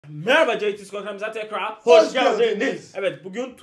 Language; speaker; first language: Turkish; non-native, learner; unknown